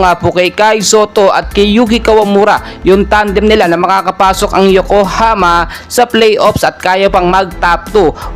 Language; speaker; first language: Filipino; native; Filipino